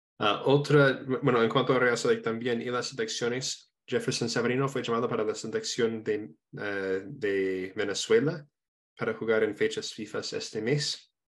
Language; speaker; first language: Spanish; non-native, fluent; English